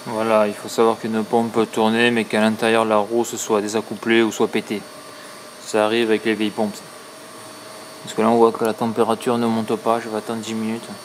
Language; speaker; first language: French; native; French